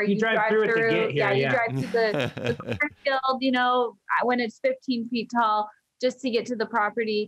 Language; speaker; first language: English; native; English